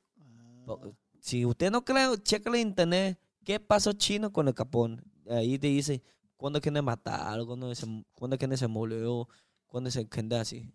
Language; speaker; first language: Spanish; non-native, learner; Chinese